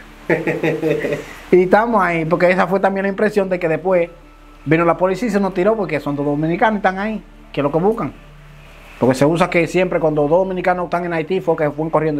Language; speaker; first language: Spanish; native; Spanish